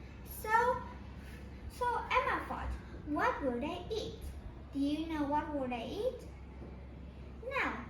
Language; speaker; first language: English; non-native, fluent; Vietnamese